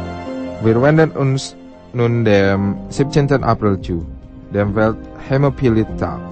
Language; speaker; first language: German; non-native, fluent; Indonesian